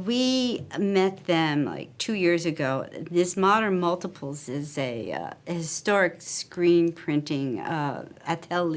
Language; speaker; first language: English; native; English